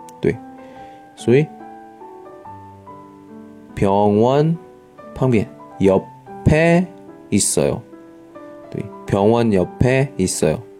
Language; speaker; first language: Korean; non-native, fluent; Chinese